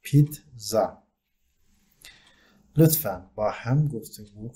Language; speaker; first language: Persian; non-native, fluent; Turkish